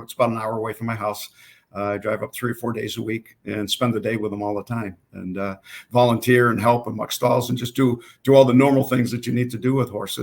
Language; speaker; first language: English; native; English